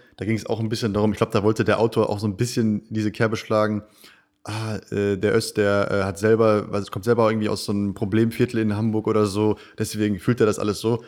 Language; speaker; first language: German; native; German